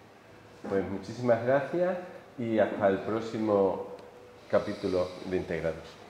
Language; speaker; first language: Spanish; native; Spanish